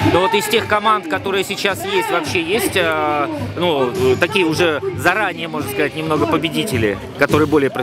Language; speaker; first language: Russian; native; Russian